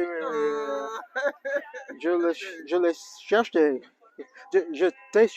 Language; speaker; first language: French; non-native, learner; English